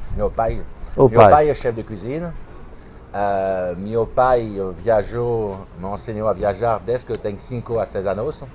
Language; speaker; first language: Portuguese; non-native, fluent; French